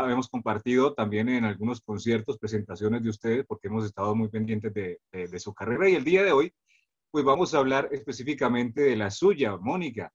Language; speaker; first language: Spanish; native; Spanish